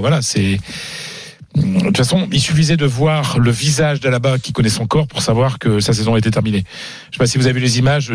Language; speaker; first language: French; native; French